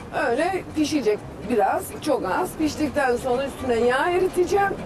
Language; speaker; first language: Turkish; native; Turkish